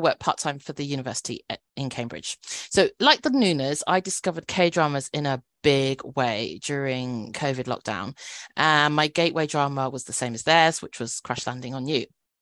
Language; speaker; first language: English; native; English